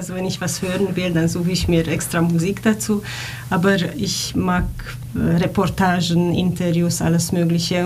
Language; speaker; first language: German; non-native, fluent; Romanian